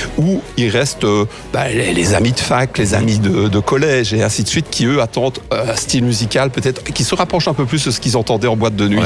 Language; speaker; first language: French; native; French